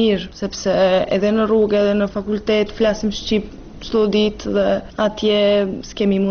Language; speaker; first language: Albanian; non-native, fluent; Serbian